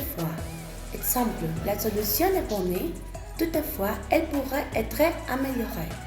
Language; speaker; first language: French; non-native, learner; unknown